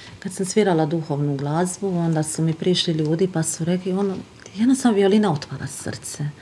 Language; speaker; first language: Bosnian; non-native, fluent; Hungarian